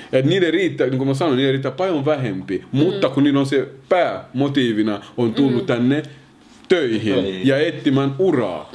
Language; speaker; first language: Finnish; early bilingual, other home language; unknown